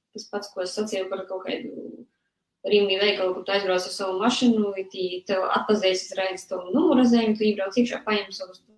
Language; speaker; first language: Latvian; native; Latvian